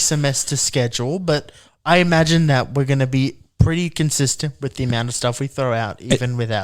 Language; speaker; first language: English; native; English